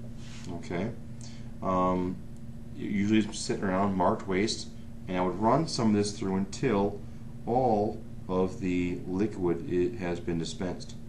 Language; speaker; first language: English; native; English